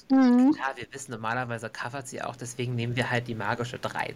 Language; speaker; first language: German; native; German